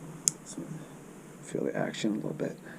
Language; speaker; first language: English; native; English